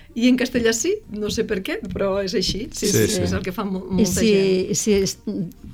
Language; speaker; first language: Catalan; native; Catalan